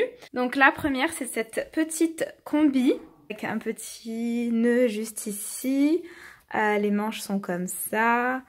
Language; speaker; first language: French; native; French